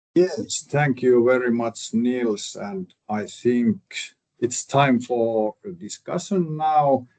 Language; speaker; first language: English; non-native, fluent; Finnish